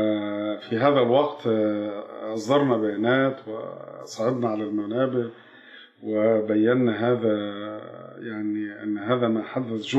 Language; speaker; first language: Arabic; native; Arabic